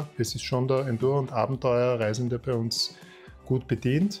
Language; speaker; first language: German; native; German